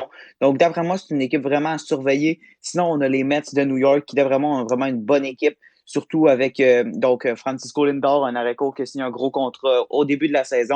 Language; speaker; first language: French; native; French